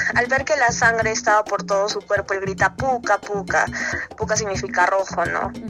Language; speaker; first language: Spanish; native; Spanish